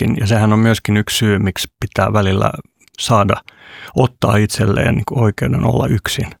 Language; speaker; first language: Finnish; non-native, local second language; Swedish